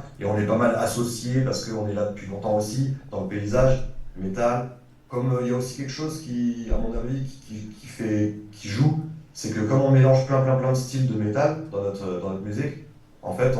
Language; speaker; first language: French; native; French